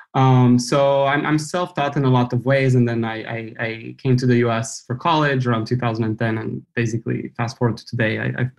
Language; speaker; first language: English; non-native, fluent; Romanian